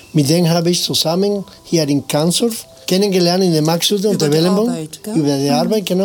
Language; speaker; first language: German; non-native, fluent; Spanish